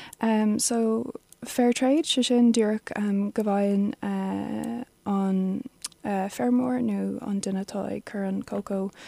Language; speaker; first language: Irish; non-native, local second language; English